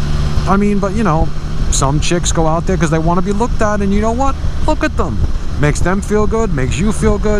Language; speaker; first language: English; native; English